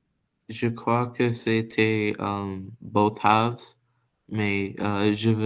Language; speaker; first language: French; non-native, learner; English